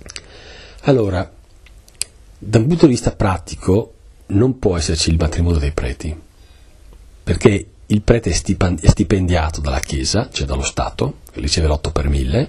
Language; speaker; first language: Italian; native; Italian